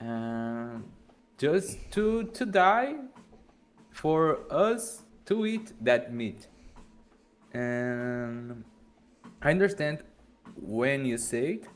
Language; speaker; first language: English; non-native, learner; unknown